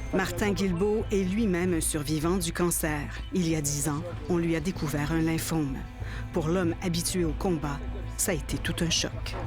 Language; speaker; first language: French; native; French